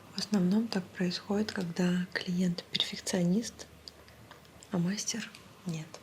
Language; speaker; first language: Russian; native; Russian